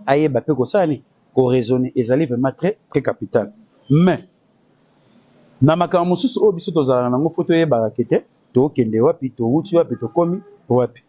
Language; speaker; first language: Lingala; native; Lingala